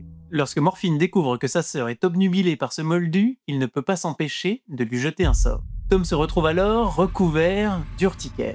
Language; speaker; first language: French; native; French